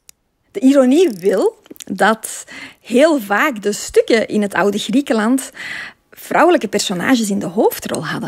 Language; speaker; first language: Dutch; native; Dutch